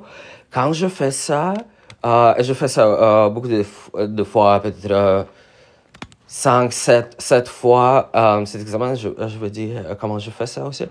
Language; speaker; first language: French; non-native, learner; Russian